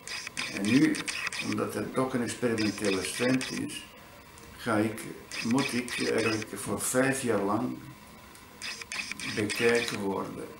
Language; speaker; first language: Dutch; non-native, fluent; Italian